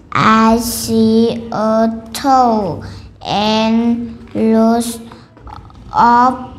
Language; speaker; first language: English; non-native, learner; Vietnamese